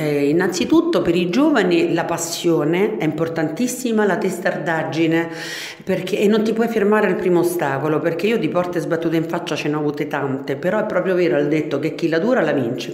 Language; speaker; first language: Italian; native; Italian